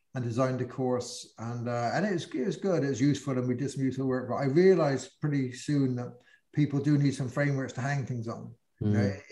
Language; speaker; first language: English; native; English